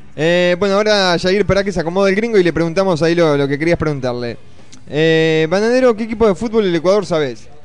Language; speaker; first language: Spanish; native; Spanish